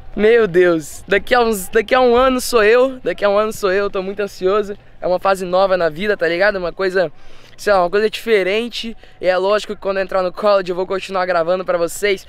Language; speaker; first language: Portuguese; early bilingual, heritage; Portuguese